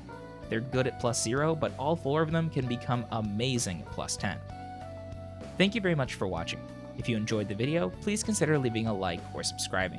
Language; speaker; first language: English; native; English